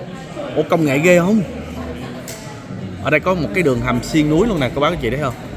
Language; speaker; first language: Vietnamese; native; Vietnamese